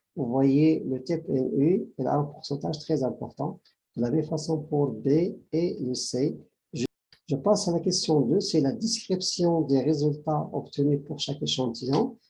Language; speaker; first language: French; non-native, local second language; Arabic